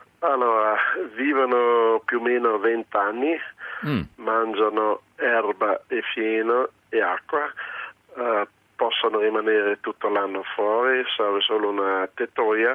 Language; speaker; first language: Italian; non-native, local second language; German